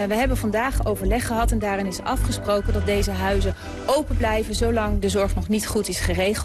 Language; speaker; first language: Dutch; native; Dutch